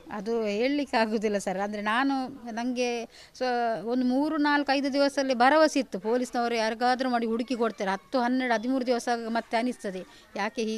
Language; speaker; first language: Kannada; non-native, local second language; Tulu